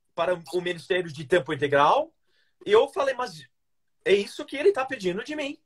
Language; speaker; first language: Portuguese; non-native, fluent; English